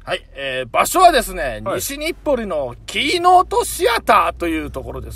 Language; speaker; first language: Japanese; native; Japanese